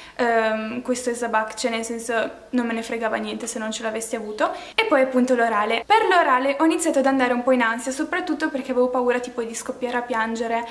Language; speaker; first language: Italian; native; Italian